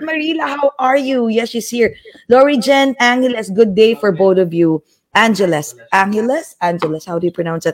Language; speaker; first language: English; non-native, local second language; Filipino